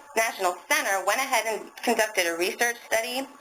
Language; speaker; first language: English; native; English